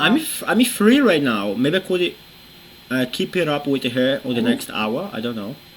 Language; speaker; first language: English; non-native, fluent; Portuguese